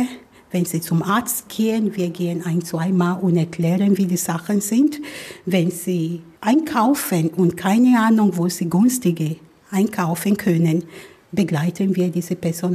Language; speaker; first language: German; non-native, fluent; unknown